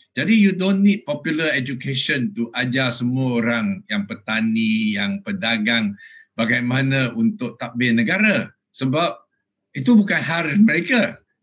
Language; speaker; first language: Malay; non-native, local second language; Chinese